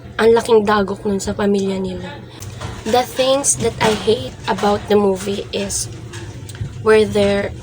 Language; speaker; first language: Filipino; non-native, local second language; Bikol